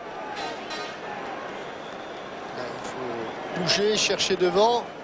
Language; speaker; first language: French; native; French